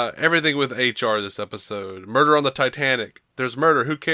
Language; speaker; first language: English; native; English